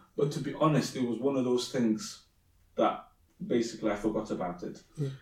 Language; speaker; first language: English; early bilingual, other home language; Somali